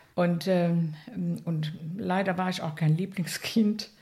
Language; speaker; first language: German; native; German